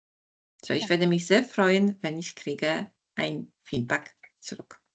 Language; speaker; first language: German; non-native, fluent; Polish